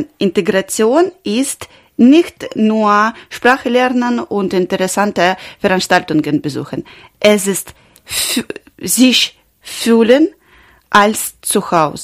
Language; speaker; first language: German; non-native, learner; Ukrainian